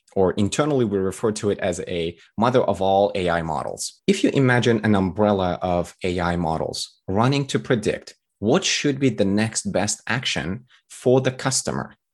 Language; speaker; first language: English; early bilingual, other home language; Tajik